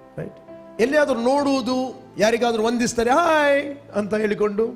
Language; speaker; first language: Kannada; non-native, local second language; Konkani